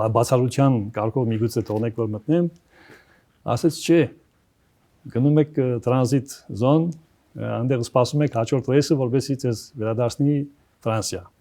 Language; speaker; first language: Armenian; early bilingual, heritage; Armenian